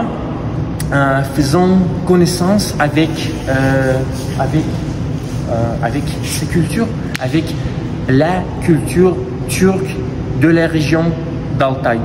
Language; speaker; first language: French; non-native, fluent; Russian